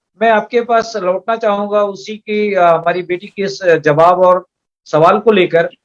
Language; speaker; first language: Hindi; native; Hindi